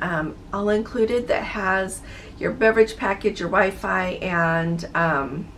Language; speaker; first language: English; native; English